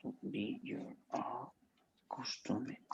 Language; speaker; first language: English; non-native, learner; Spanish